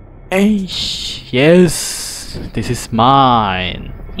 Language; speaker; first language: English; non-native, learner; Indonesian